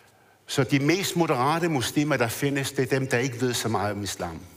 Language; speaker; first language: Danish; early bilingual, other home language; Arabic